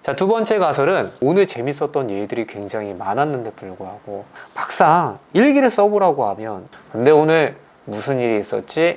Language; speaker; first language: Korean; native; Korean